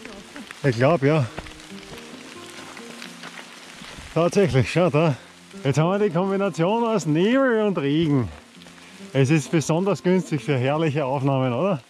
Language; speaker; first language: German; native; German